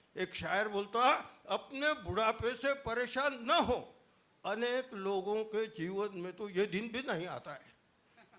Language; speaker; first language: Hindi; non-native, local second language; Marathi